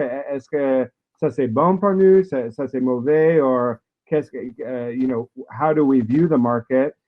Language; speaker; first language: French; non-native, learner; English